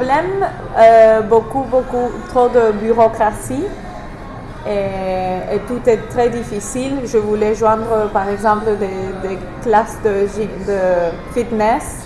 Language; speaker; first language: French; non-native, fluent; English